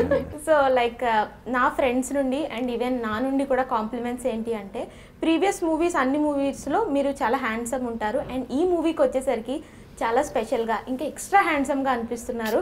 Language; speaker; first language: Telugu; native; Telugu